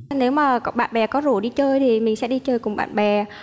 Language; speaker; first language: Vietnamese; native; Vietnamese